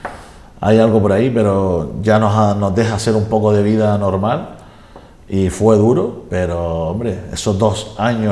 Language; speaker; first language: Spanish; native; Spanish